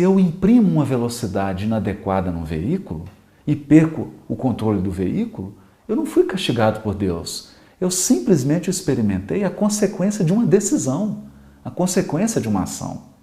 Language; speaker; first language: Portuguese; native; Portuguese